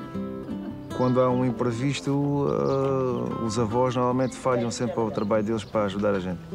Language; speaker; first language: Portuguese; native; Portuguese